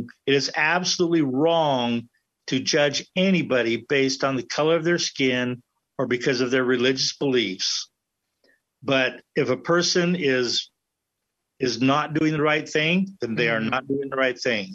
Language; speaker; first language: English; native; English